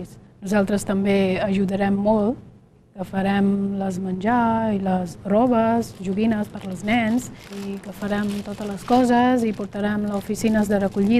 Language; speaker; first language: Catalan; non-native, learner; Punjabi